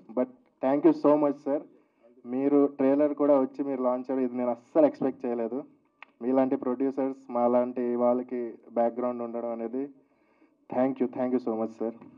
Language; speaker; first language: Telugu; native; Telugu